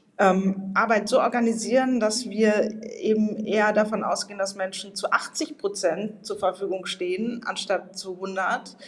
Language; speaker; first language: German; native; German